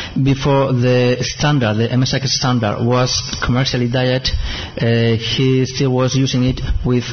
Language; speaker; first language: English; non-native, fluent; Spanish